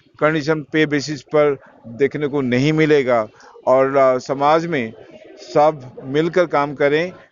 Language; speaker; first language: Hindi; non-native, local second language; Odia